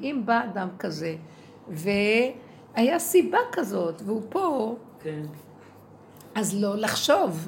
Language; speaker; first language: Hebrew; native; Hebrew